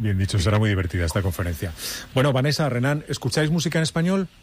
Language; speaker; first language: Spanish; native; Spanish